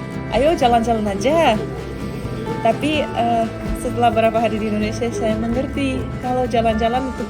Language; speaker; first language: Indonesian; non-native, fluent; Russian